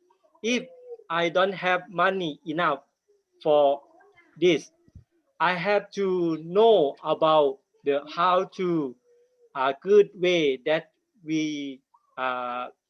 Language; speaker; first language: English; non-native, learner; Thai